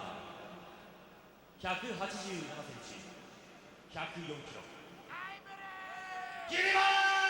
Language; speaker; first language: Japanese; native; Japanese